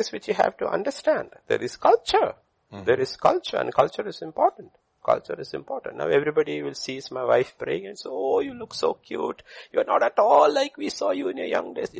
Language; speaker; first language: English; non-native, local second language; Malayalam